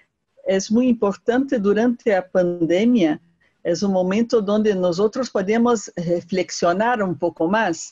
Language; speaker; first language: Spanish; non-native, fluent; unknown